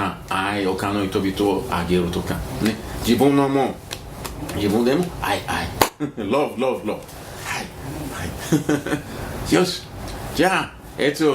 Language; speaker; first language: Japanese; non-native, learner; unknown